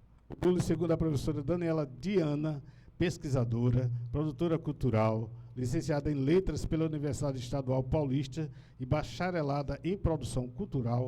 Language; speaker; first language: Portuguese; native; Portuguese